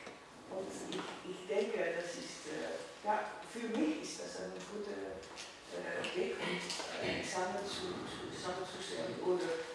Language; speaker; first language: German; non-native, learner; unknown